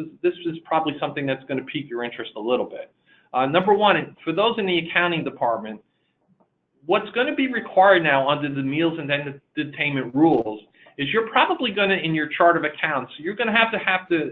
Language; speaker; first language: English; native; English